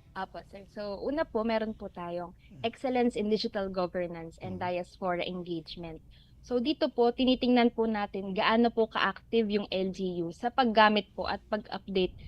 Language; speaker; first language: Filipino; native; Filipino